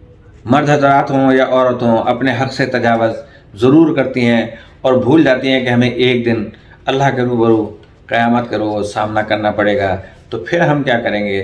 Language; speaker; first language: Urdu; native; Urdu